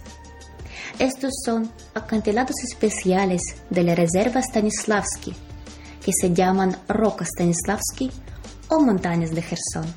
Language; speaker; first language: Spanish; non-native, fluent; Ukrainian